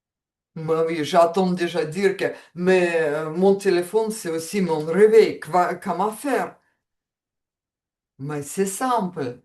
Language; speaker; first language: French; non-native, fluent; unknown